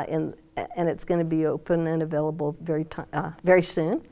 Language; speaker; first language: English; native; English